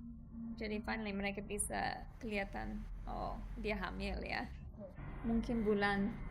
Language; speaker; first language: Indonesian; non-native, learner; English